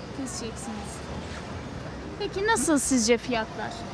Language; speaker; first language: Turkish; native; Turkish